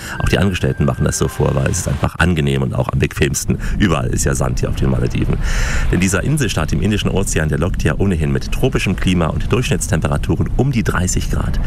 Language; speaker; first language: German; native; German